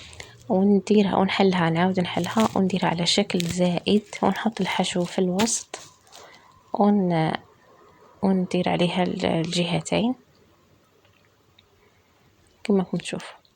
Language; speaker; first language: Arabic; native; Arabic